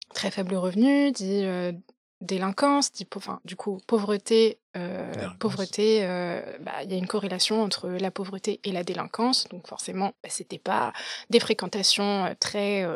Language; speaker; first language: French; native; French